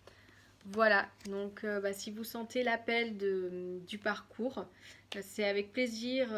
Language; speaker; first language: French; native; French